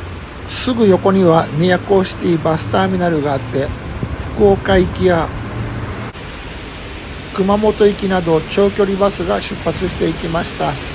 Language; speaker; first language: Japanese; native; Japanese